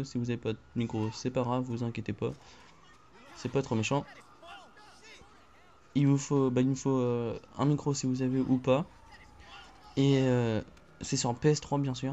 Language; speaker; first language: French; native; French